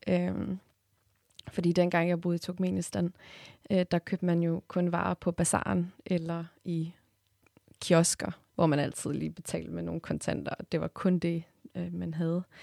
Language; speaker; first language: Danish; early bilingual, other home language; Turkmen